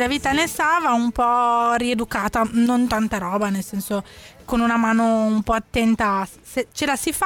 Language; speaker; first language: Italian; native; Italian